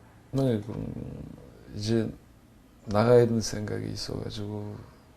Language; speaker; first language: Korean; non-native, learner; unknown